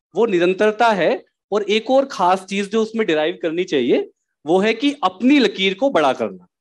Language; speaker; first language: Hindi; native; Hindi